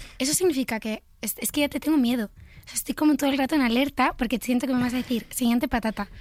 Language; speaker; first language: Spanish; native; Spanish